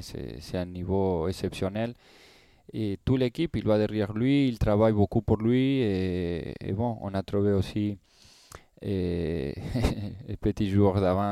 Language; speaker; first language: French; non-native, learner; Spanish